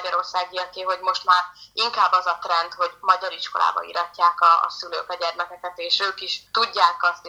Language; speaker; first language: Hungarian; native; Hungarian